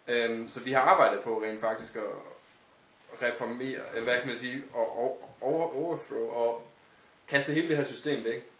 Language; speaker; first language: Danish; native; Danish